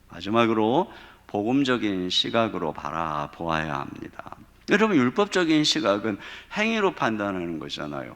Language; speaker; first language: Korean; native; Korean